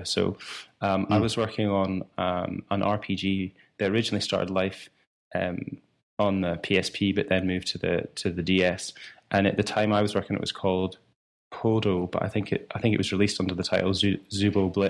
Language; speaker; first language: English; native; English